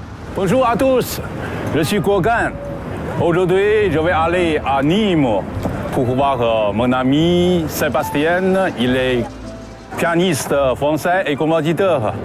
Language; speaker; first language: French; non-native, learner; Chinese